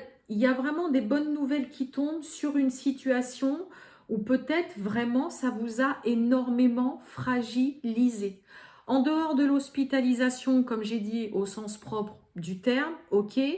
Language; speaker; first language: French; native; French